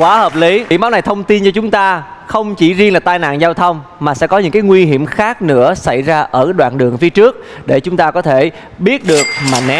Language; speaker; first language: Vietnamese; native; Vietnamese